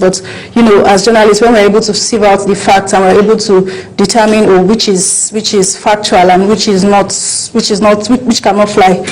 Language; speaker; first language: English; non-native, local second language; Yoruba